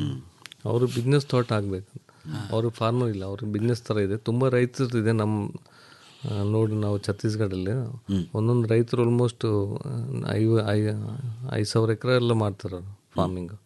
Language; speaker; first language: Kannada; non-native, learner; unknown